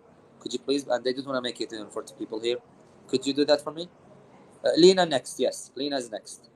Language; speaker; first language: English; non-native, fluent; Arabic